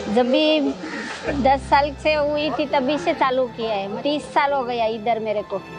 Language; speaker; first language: Hindi; non-native, local second language; Marathi